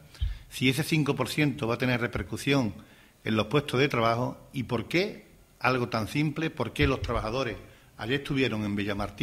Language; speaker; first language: Spanish; native; Spanish